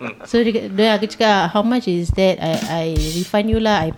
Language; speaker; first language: English; non-native, local second language; Malay